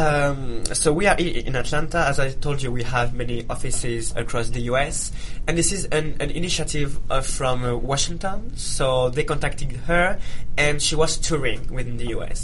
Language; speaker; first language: English; non-native, fluent; Italian